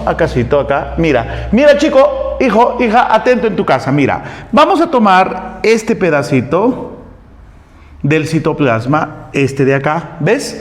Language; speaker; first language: Spanish; native; Spanish